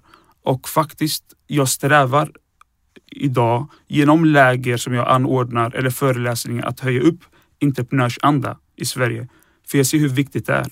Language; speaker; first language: Swedish; early bilingual, other home language; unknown